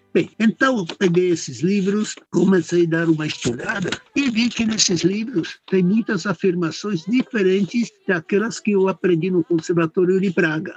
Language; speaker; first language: Portuguese; non-native, fluent; Czech